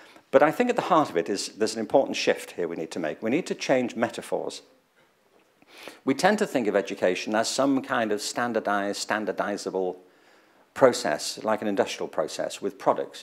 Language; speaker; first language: English; native; English